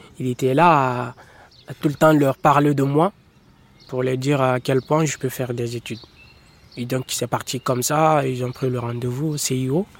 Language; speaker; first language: French; non-native, local second language; Fula